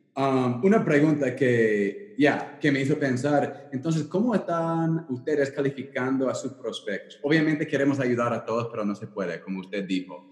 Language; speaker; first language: Spanish; non-native, fluent; English